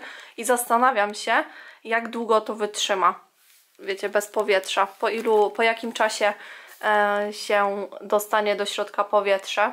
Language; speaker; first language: Polish; native; Polish